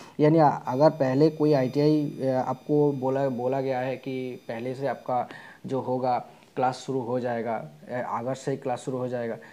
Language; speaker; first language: Hindi; non-native, local second language; Bangla